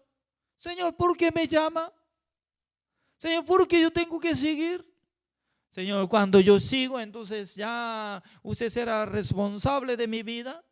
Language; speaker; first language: Spanish; non-native, fluent; Korean